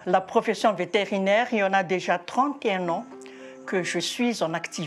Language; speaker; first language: French; non-native, local second language; Malagasy